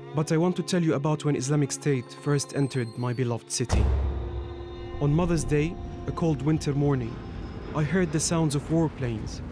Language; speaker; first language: English; non-native, fluent; Burmese